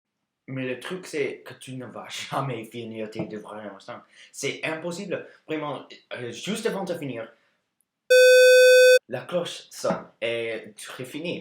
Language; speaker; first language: French; non-native, learner; English